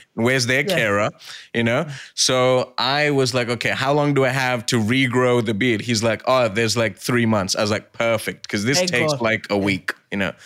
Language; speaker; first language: English; early bilingual, other home language; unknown